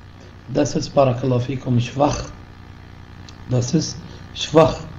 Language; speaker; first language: German; non-native, fluent; Arabic